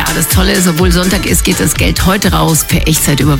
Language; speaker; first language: German; native; German